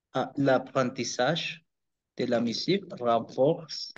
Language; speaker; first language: French; non-native, learner; Spanish